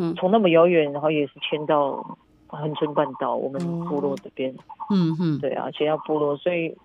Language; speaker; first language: Chinese; native; Chinese